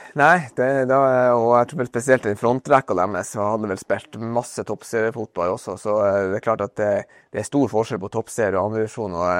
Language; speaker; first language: Norwegian; native; Norwegian